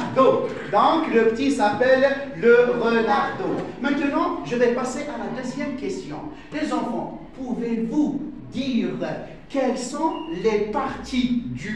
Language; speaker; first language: French; non-native, fluent; Arabic